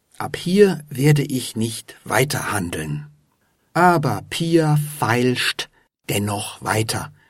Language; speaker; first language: German; native; German